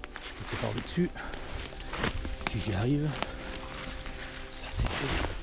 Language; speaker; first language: French; native; French